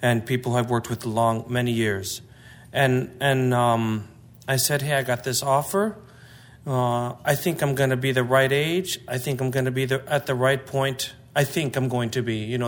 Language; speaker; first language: English; native; English